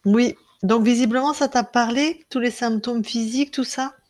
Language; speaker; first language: French; native; French